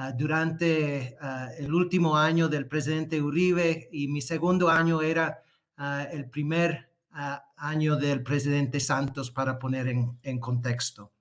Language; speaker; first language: Spanish; non-native, fluent; English